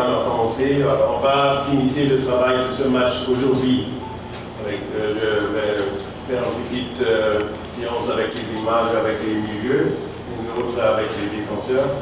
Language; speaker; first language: French; non-native, fluent; German